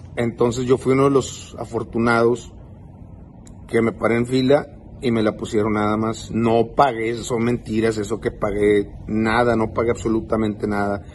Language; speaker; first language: Spanish; early bilingual, heritage; Spanish